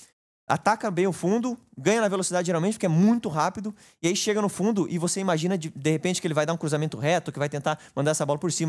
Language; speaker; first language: Portuguese; native; Portuguese